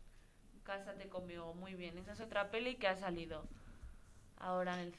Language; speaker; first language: Spanish; native; Spanish